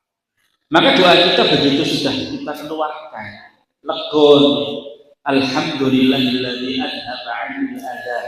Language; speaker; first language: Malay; non-native, local second language; Javanese